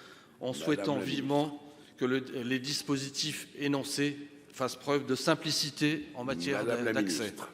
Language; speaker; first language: French; native; French